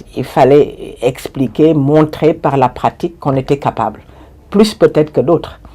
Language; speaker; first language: French; non-native, local second language; Wolof